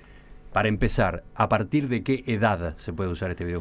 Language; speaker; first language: Spanish; native; Spanish